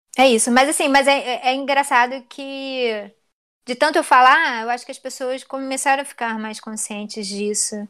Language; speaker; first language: Portuguese; native; Portuguese